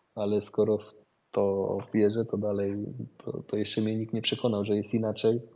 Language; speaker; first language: Polish; early bilingual, heritage; Polish